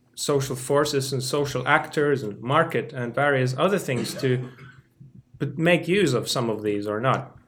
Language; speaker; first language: English; non-native, fluent; Finnish